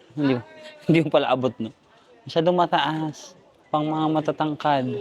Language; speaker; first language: Filipino; non-native, local second language; Cebuano